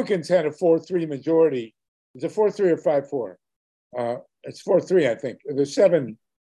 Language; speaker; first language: English; native; English